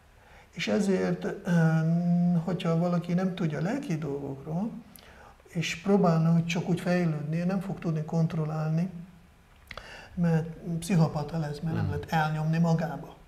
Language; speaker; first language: Hungarian; non-native, fluent; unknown